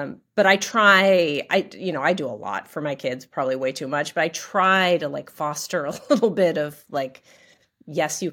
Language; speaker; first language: English; native; English